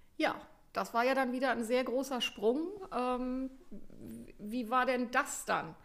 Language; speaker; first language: German; native; German